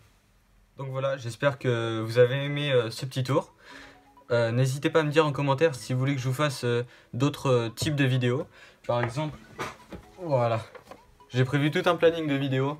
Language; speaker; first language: French; native; French